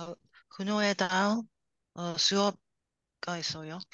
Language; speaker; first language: Korean; non-native, learner; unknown